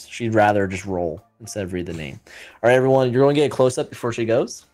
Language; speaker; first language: English; native; English